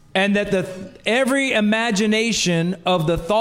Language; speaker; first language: English; native; English